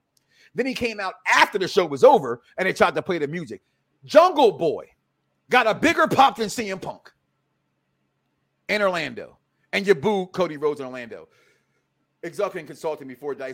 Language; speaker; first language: English; native; English